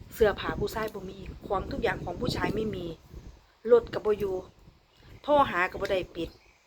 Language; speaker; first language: Thai; native; Thai